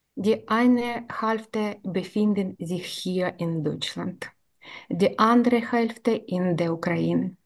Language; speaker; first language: German; non-native, learner; Ukrainian